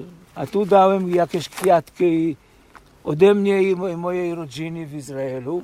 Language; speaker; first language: Polish; early bilingual, heritage; Polish